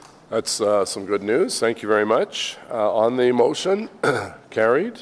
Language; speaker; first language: English; native; English